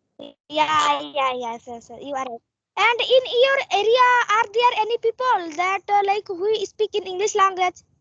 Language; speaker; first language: English; non-native, learner; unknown